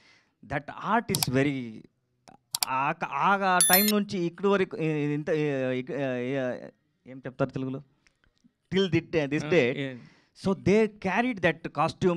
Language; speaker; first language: Telugu; non-native, learner; Kannada